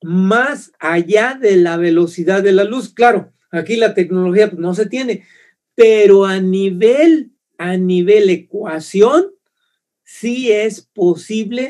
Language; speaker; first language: Spanish; native; Spanish